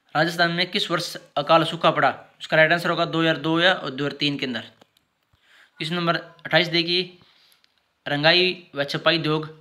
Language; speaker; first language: Hindi; native; Hindi